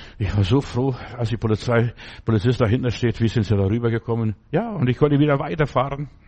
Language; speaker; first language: German; early bilingual, other home language; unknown